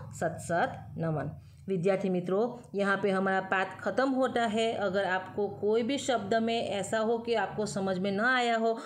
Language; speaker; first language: Hindi; non-native, local second language; Gujarati